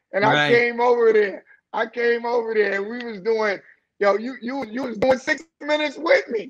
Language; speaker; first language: English; native; English